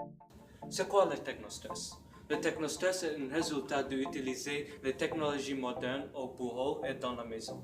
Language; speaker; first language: French; non-native, learner; English